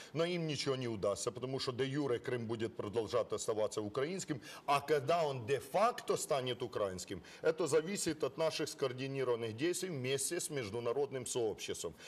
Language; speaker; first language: Russian; non-native, local second language; Ukrainian